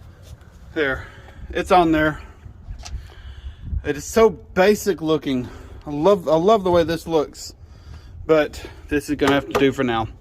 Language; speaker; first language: English; native; English